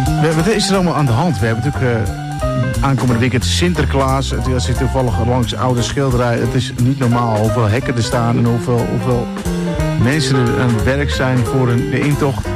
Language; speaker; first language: Dutch; native; Dutch